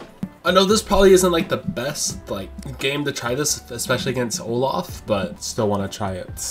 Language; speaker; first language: English; native; English